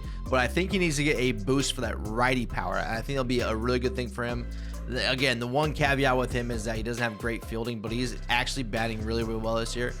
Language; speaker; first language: English; native; English